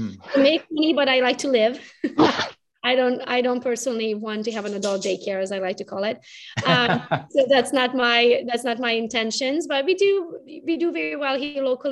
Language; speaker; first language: English; non-native, fluent; Romanian